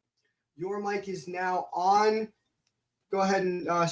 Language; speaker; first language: English; native; English